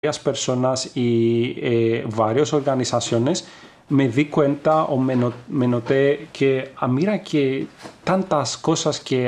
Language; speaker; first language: Spanish; non-native, fluent; Greek